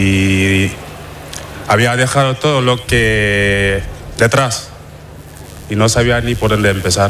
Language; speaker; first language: Spanish; non-native, fluent; Wolof